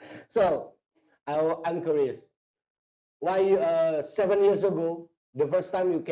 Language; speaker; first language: English; non-native, learner; Indonesian